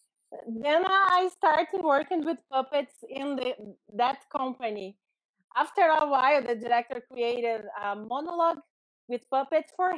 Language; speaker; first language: English; non-native, learner; Portuguese